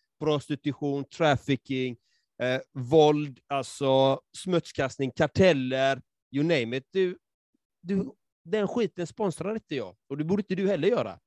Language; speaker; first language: Swedish; native; Swedish